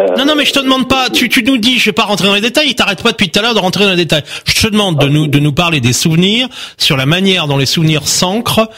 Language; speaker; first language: French; native; French